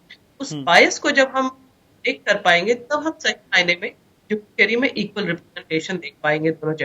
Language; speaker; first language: Hindi; native; Hindi